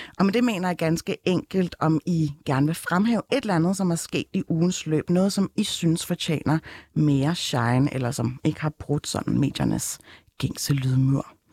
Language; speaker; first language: Danish; early bilingual, other home language; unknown